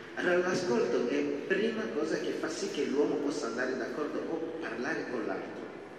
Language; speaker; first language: Italian; non-native, fluent; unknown